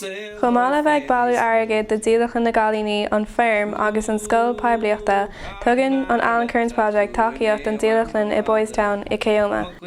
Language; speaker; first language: Irish; native; Irish